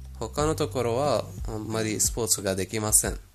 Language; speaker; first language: Japanese; non-native, fluent; Persian